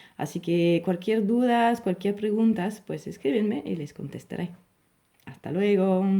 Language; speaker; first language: Spanish; non-native, fluent; French